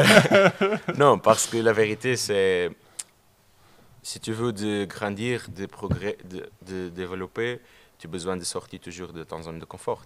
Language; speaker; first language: French; non-native, learner; Portuguese